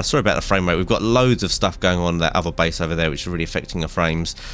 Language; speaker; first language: English; native; English